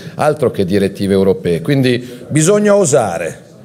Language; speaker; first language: Italian; native; Italian